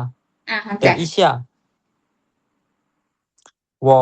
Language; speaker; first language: Chinese; non-native, learner; Lao